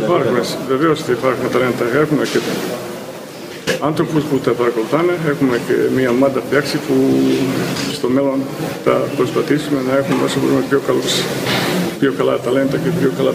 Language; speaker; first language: Greek; non-native, fluent; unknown